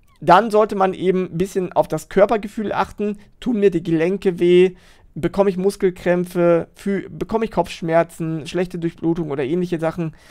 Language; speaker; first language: German; native; German